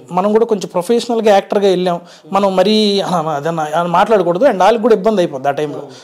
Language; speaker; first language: Telugu; native; Telugu